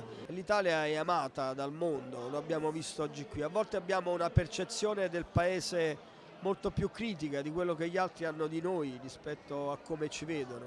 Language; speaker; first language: Italian; native; Italian